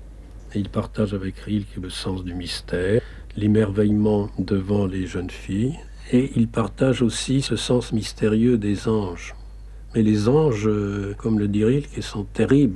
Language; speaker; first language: French; native; French